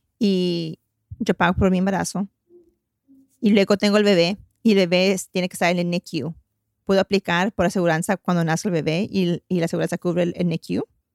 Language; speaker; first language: Spanish; early bilingual, heritage; Spanish